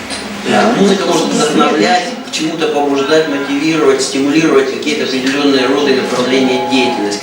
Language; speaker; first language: Russian; native; Russian